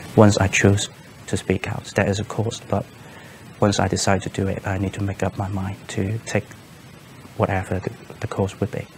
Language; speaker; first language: English; non-native, local second language; Cantonese